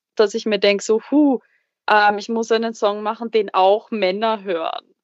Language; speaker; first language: German; native; German